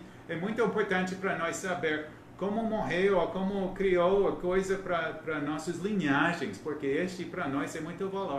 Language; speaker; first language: Portuguese; non-native, learner; English